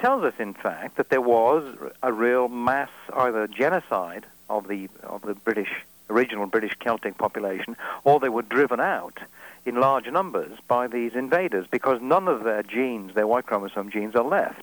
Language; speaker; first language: English; native; English